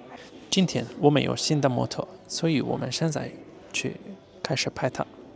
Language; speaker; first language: Chinese; non-native, fluent; Arabic